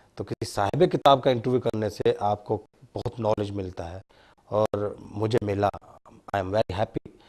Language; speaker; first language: Urdu; non-native, local second language; Baluchi